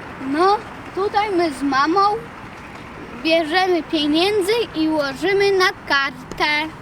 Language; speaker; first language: Polish; early bilingual, other home language; Russian